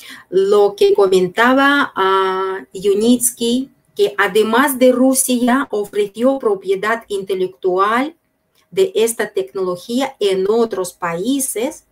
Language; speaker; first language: Spanish; non-native, fluent; Russian